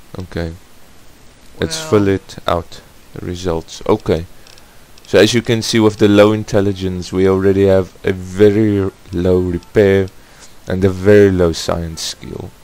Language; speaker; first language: English; non-native, fluent; Afrikaans